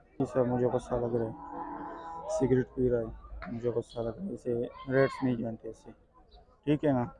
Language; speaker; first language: Urdu; non-native, local second language; Pashto